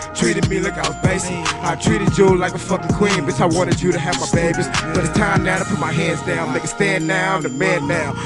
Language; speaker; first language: English; native; English